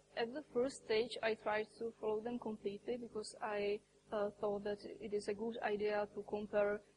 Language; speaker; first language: English; non-native, fluent; Czech